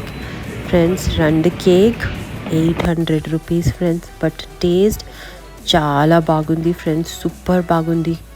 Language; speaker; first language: Telugu; non-native, learner; Kannada